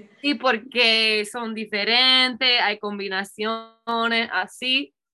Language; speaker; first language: Spanish; non-native, learner; English